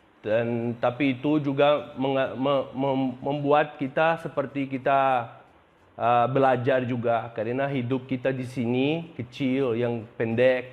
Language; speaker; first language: Indonesian; non-native, fluent; Portuguese